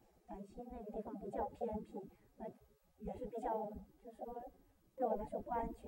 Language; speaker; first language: Chinese; native; Chinese